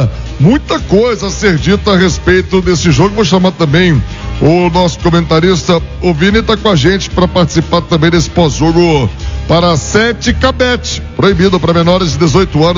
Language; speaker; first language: Portuguese; native; Portuguese